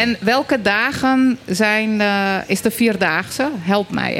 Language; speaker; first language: Dutch; native; Dutch